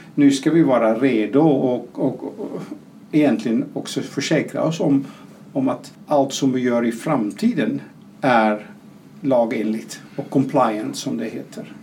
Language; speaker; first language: Swedish; non-native, fluent; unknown